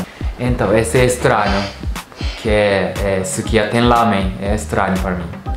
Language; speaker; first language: Portuguese; non-native, learner; Japanese